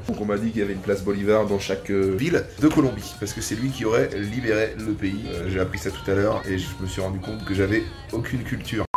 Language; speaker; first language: French; native; French